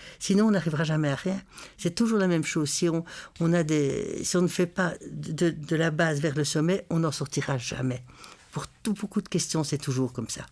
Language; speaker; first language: French; native; French